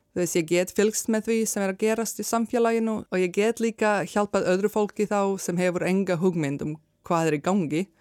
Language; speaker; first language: Icelandic; non-native, fluent; Serbian